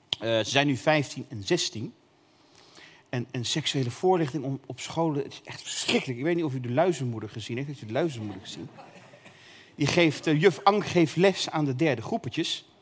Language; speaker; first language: Dutch; native; Dutch